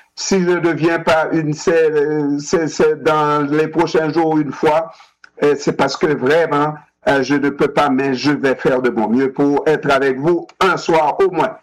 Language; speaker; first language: French; non-native, local second language; Haitian Creole